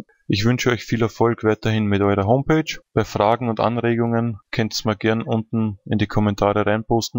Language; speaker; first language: German; native; German